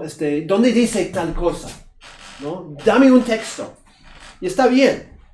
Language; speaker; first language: Spanish; non-native, fluent; English